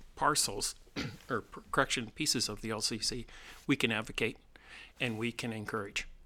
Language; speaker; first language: English; native; English